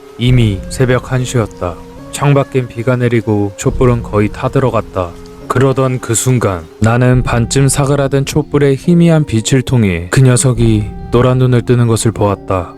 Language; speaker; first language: Korean; native; Korean